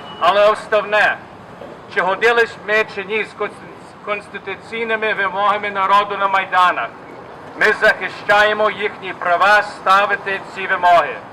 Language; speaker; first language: Ukrainian; early bilingual, heritage; Ukrainian